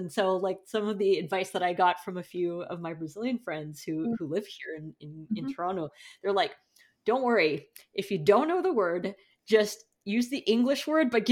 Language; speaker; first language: English; non-native, fluent; Portuguese